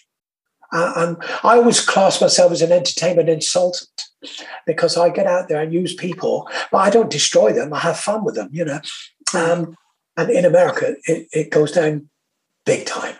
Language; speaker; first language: English; native; English